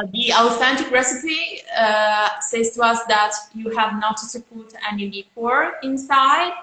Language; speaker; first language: English; non-native, fluent; Italian